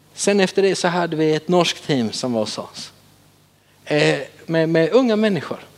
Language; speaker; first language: Swedish; native; Swedish